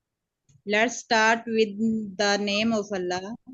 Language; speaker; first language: English; non-native, learner; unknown